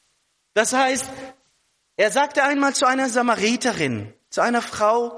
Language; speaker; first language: German; non-native, fluent; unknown